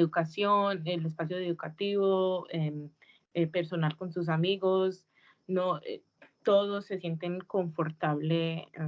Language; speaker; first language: Spanish; early bilingual, heritage; English